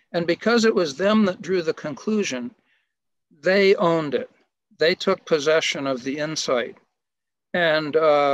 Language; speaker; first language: English; native; English